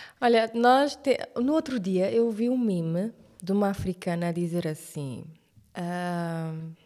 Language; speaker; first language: Portuguese; non-native, local second language; Kabuverdianu